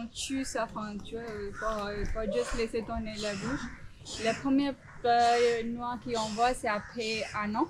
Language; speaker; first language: French; non-native, fluent; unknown